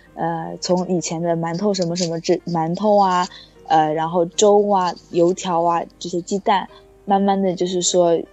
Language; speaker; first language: Chinese; native; Chinese